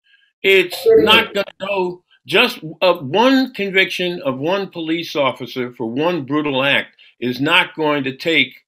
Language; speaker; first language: English; native; English